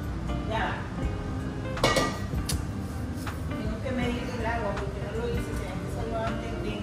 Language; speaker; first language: Spanish; native; Spanish